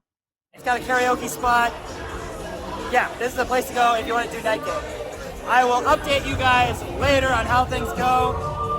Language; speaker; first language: English; native; English